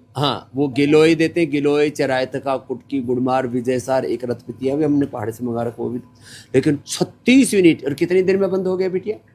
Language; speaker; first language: Hindi; native; Hindi